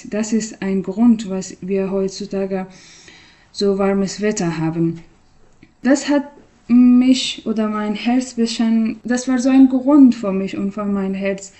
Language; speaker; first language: German; non-native, learner; Persian